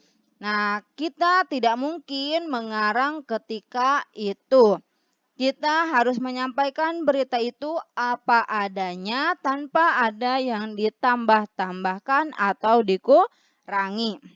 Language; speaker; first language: Indonesian; native; Indonesian